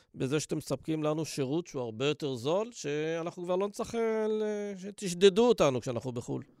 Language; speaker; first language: Hebrew; non-native, fluent; English